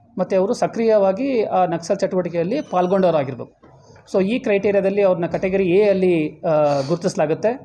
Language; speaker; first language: Kannada; native; Kannada